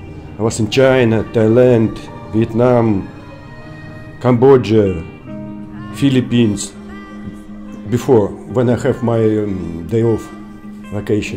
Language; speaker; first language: English; non-native, learner; Russian